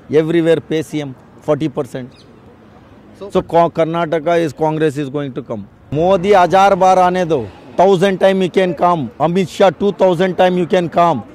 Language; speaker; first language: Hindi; non-native, local second language; Kannada